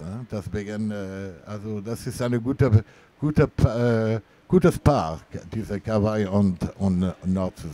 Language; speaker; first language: German; non-native, fluent; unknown